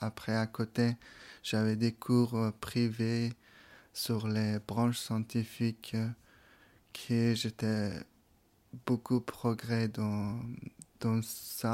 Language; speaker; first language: French; non-native, fluent; Persian